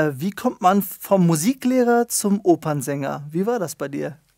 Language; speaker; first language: German; native; German